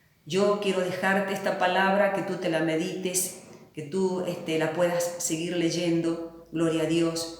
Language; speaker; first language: Spanish; native; Spanish